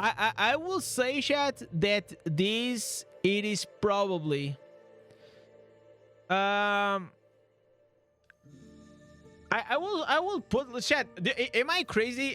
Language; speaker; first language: English; non-native, fluent; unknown